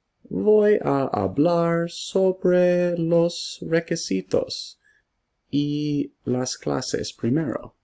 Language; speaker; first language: Spanish; non-native, learner; English